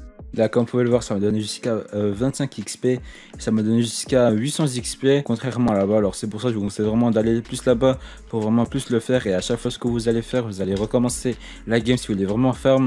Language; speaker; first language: French; native; French